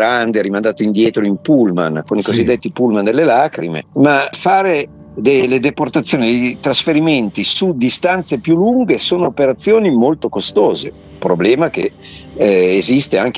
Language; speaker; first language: Italian; native; Italian